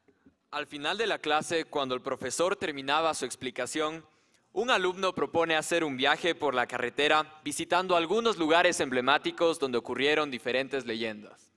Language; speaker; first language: Spanish; native; Spanish